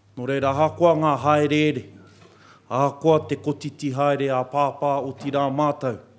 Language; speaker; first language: Māori; native; Māori